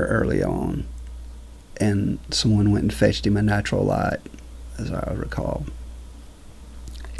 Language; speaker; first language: English; native; English